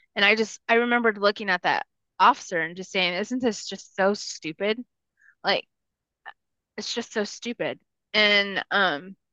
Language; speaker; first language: English; early bilingual, other home language; Spanish